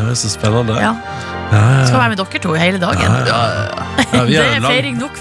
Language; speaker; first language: Norwegian; native; Norwegian